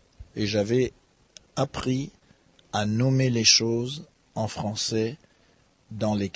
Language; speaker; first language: French; non-native, local second language; Lingala